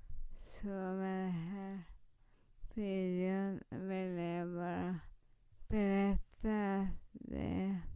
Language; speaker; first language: Swedish; non-native, fluent; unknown